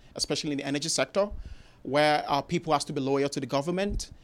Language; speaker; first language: English; non-native, local second language; Igbo